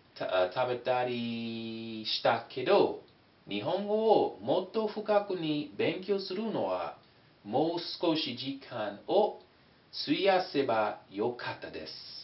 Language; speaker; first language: Japanese; non-native, fluent; English